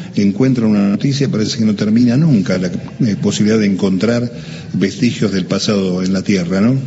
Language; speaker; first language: Spanish; native; Spanish